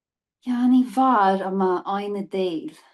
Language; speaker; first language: Turkish; early bilingual, heritage; English